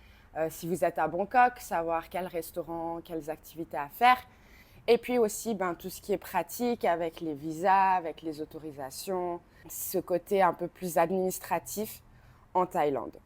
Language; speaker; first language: French; native; French